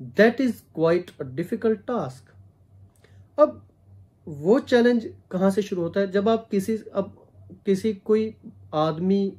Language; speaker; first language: Hindi; non-native, local second language; Punjabi